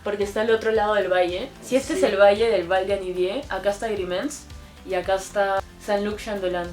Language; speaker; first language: Spanish; native; Spanish